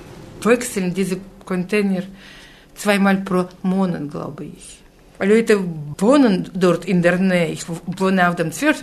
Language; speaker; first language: German; non-native, fluent; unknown